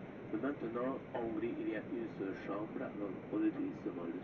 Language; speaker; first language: French; non-native, fluent; Hungarian